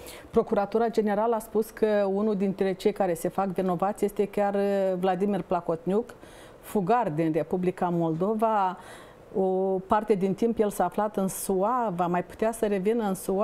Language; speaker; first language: Romanian; native; Romanian